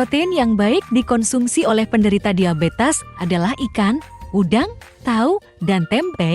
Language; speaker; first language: Indonesian; native; Indonesian